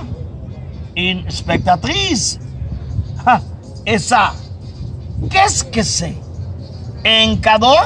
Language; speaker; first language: French; non-native, fluent; Spanish